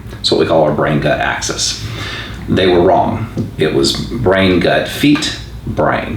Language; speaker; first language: English; native; English